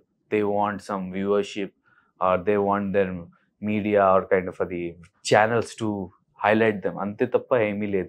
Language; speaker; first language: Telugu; non-native, learner; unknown